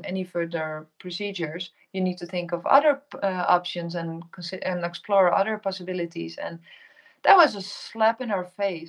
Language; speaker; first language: English; non-native, fluent; Dutch